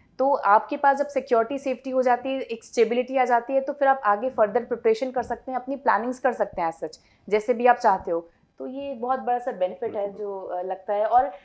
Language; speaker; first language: Hindi; native; Hindi